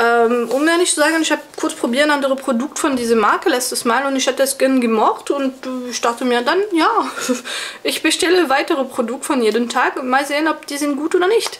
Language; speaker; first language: German; non-native, fluent; French